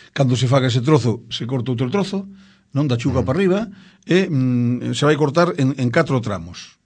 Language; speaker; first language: Galician; native; Galician